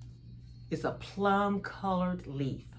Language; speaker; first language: English; native; English